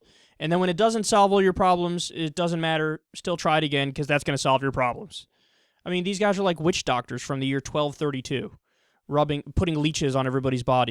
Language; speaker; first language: English; native; English